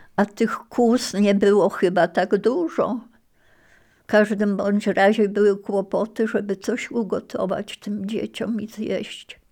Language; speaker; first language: Polish; native; Polish